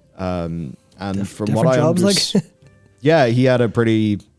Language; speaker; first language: English; native; English